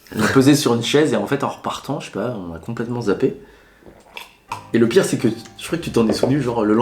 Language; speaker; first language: French; native; French